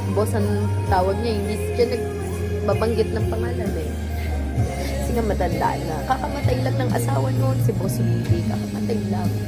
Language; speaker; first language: Filipino; native; Filipino